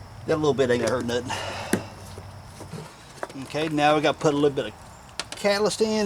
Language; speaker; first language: English; native; English